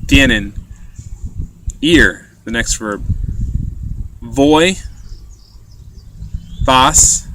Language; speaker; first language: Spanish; non-native, fluent; English